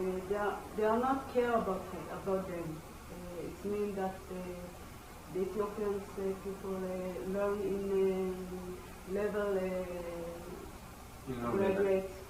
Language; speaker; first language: English; non-native, learner; Amharic